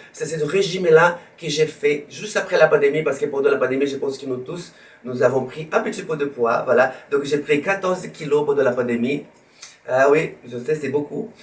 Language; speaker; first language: French; non-native, fluent; Portuguese